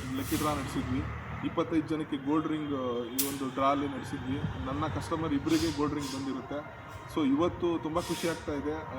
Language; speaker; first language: Kannada; native; Kannada